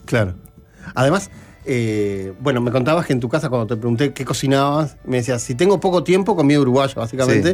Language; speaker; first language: Spanish; native; Spanish